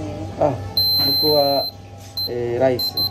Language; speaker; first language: Japanese; non-native, learner; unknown